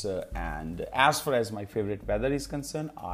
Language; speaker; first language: English; non-native, local second language; Hindi